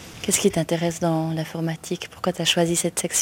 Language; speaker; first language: French; native; French